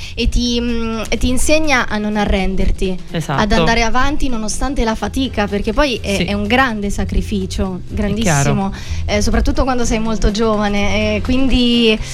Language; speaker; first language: Italian; native; Italian